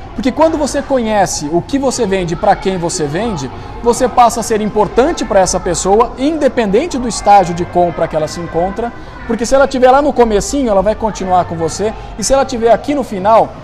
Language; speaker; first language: Portuguese; native; Portuguese